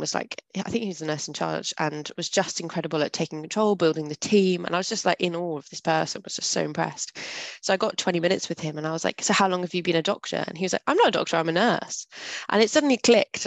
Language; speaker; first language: English; native; English